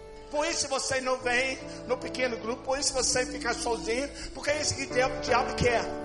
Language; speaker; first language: Portuguese; non-native, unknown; English